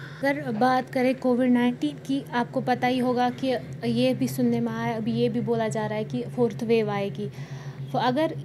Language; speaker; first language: Hindi; non-native, local second language; Kashmiri